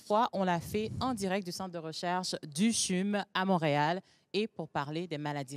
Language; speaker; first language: French; native; French